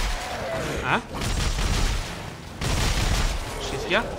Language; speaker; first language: French; native; French